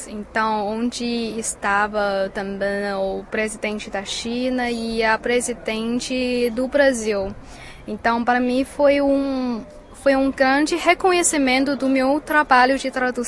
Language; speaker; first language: Portuguese; non-native, fluent; Chinese